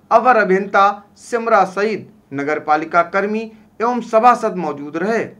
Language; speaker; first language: Hindi; native; Hindi